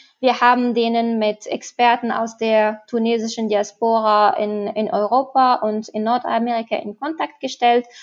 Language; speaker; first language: German; non-native, fluent; Arabic